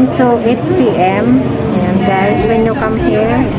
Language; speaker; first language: English; non-native, local second language; Filipino